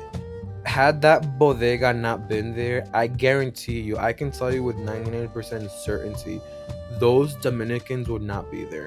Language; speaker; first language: English; native; English